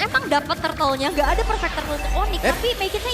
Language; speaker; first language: Indonesian; native; Indonesian